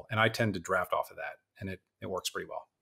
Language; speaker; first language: English; native; English